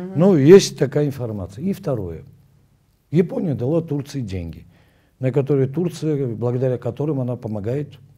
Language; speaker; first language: Russian; non-native, local second language; Armenian